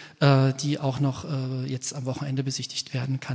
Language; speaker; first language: German; native; German